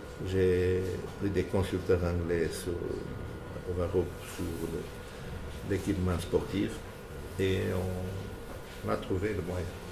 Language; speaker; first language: French; non-native, fluent; Portuguese